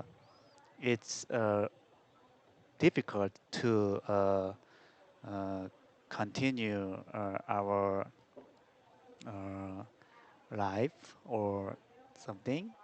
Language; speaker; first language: English; non-native, learner; Korean